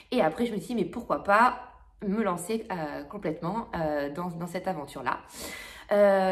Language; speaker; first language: French; native; French